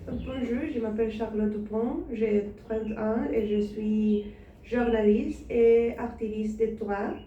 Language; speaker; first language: French; non-native, learner; Spanish